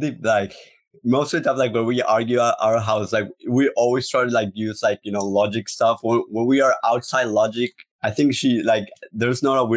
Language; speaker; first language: English; non-native, fluent; Spanish